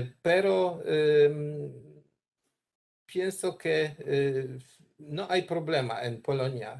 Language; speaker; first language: Spanish; non-native, learner; Polish